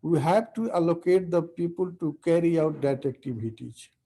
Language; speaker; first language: English; non-native, local second language; Nepali